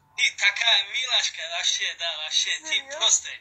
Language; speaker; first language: Russian; non-native, learner; Uzbek